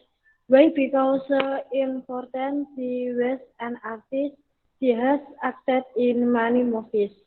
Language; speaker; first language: English; non-native, learner; Indonesian